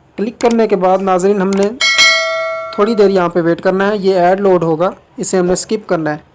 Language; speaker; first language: Urdu; non-native, local second language; Punjabi